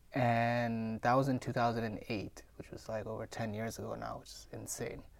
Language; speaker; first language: English; non-native, local second language; Gujarati